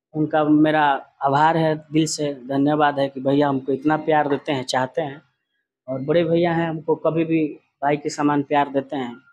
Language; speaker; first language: Hindi; non-native, local second language; Bhojpuri